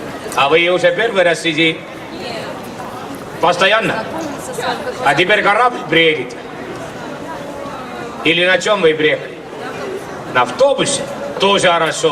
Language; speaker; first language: Russian; non-native, fluent; Estonian